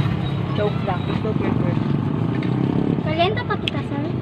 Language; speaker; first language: Filipino; non-native, local second language; Cebuano